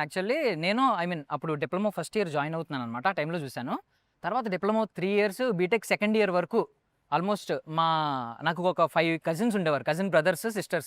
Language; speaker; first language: Telugu; native; Telugu